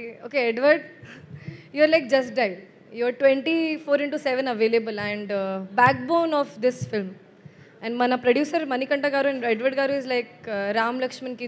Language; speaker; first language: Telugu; non-native, local second language; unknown